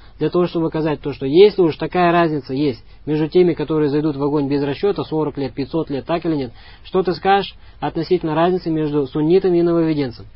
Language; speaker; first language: Russian; non-native, local second language; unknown